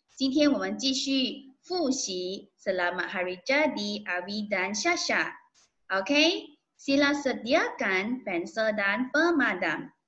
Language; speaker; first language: Malay; non-native, local second language; Chinese